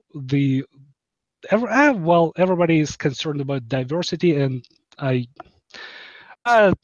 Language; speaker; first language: English; non-native, fluent; Ukrainian